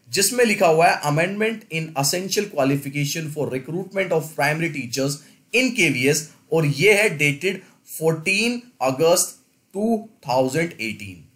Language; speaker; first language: Hindi; native; Hindi